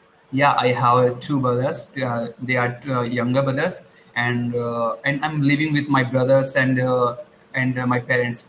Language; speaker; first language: English; non-native, learner; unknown